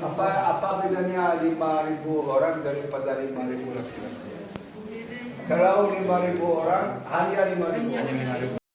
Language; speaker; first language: Indonesian; non-native, learner; Hebrew